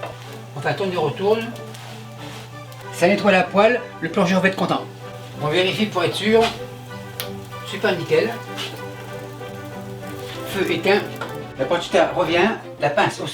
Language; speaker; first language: French; native; French